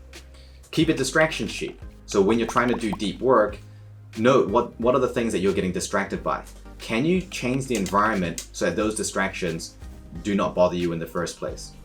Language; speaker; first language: English; native; English